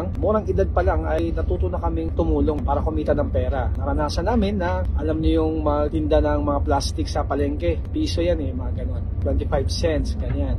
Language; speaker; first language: Filipino; non-native, local second language; Cebuano